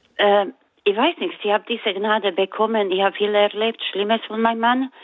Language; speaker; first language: German; non-native, learner; Croatian